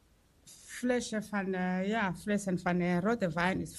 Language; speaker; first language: Dutch; non-native, learner; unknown